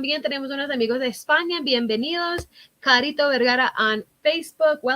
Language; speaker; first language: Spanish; non-native, fluent; English